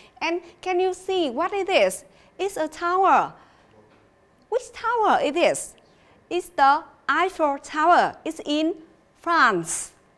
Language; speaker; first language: English; non-native, fluent; Vietnamese